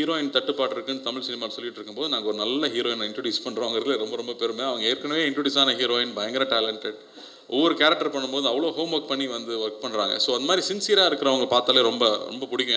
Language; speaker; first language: Tamil; native; Tamil